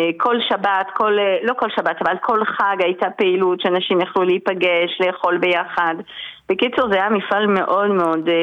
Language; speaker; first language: Hebrew; non-native, fluent; French